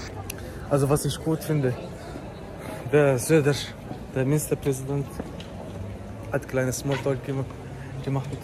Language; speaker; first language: German; non-native, learner; Arabic